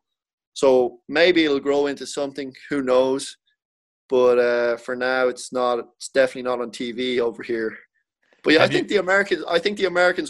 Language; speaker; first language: English; native; English